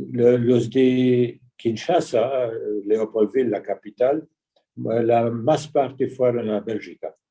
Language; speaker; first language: Spanish; early bilingual, heritage; Ladino